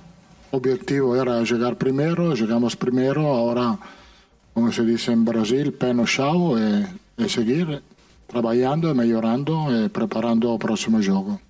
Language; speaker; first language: Portuguese; non-native, fluent; Italian